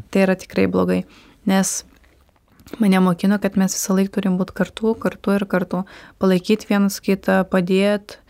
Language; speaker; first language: Lithuanian; non-native, local second language; Romany